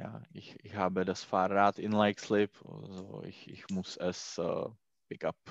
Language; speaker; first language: German; non-native, learner; Czech